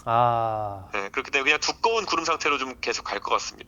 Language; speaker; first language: Korean; native; Korean